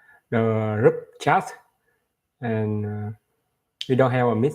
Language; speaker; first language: English; non-native, learner; Vietnamese